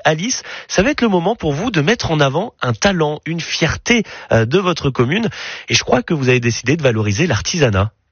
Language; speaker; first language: French; native; French